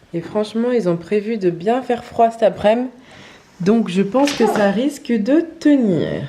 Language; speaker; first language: French; native; French